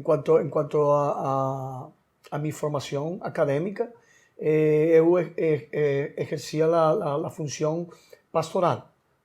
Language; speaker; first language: Portuguese; non-native, learner; Spanish